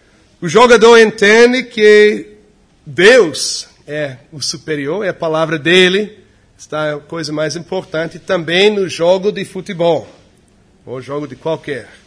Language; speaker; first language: Portuguese; non-native, fluent; English